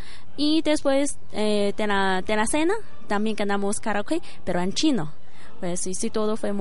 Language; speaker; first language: Spanish; non-native, learner; Chinese